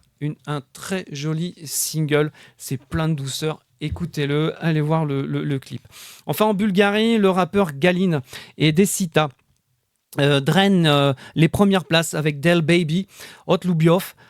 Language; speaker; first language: French; native; French